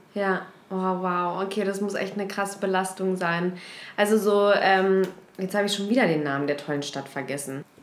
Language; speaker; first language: German; native; German